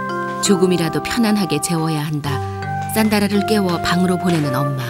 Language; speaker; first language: Korean; native; Korean